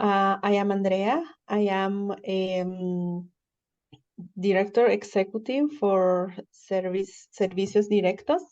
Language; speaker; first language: English; non-native, learner; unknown